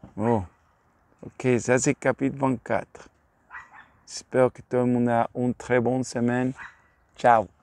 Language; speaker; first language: French; non-native, learner; Spanish